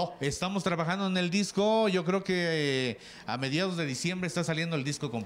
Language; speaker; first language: Spanish; native; Spanish